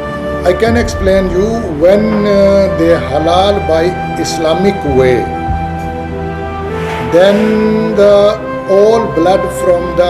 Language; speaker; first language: English; non-native, fluent; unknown